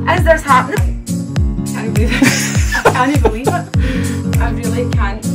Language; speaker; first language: English; native; English